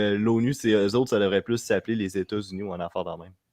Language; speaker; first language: French; native; French